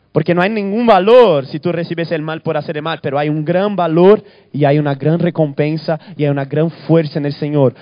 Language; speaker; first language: Spanish; early bilingual, other home language; Portuguese